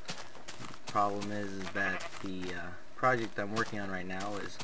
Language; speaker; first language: English; native; English